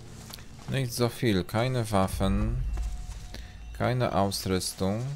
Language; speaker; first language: German; non-native, learner; Polish